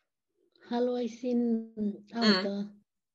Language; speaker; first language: Finnish; non-native, learner; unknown